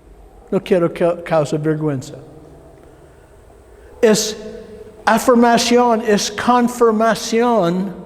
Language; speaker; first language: Spanish; non-native, learner; English